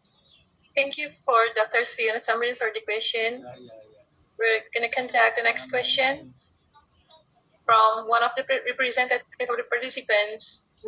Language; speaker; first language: English; non-native, fluent; Indonesian